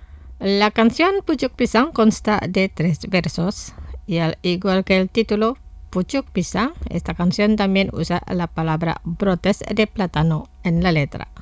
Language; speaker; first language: Spanish; non-native, fluent; Indonesian